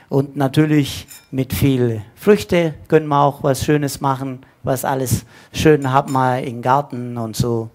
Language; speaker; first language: German; non-native, fluent; Italian